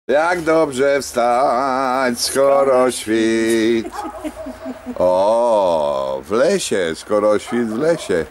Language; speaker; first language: Polish; native; Polish